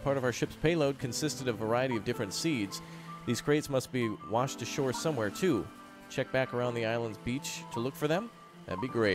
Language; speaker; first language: English; native; English